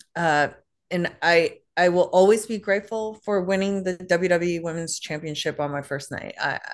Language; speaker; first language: English; native; English